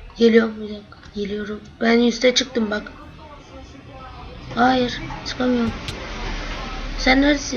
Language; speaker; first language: Turkish; native; Turkish